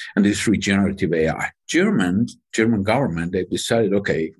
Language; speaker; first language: English; non-native, fluent; Persian